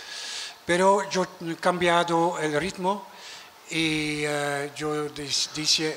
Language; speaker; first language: Spanish; non-native, learner; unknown